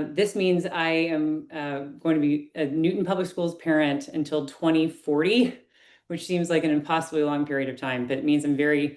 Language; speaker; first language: English; native; English